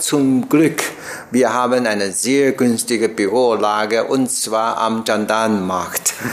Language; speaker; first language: German; non-native, learner; Chinese